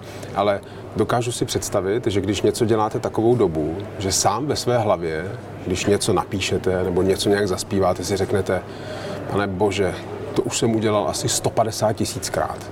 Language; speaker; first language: Czech; native; Czech